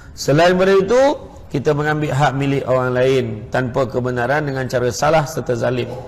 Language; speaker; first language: Malay; native; Malay